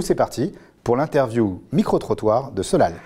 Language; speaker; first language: French; native; French